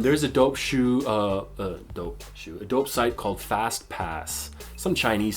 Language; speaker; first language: English; native; English